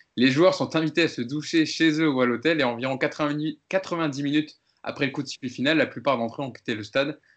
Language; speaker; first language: French; native; French